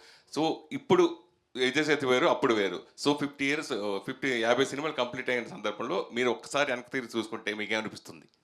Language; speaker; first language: Telugu; native; Telugu